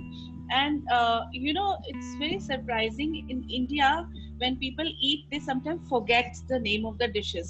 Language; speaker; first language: English; non-native, local second language; Assamese